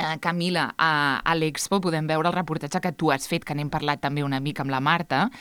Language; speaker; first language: Catalan; native; Catalan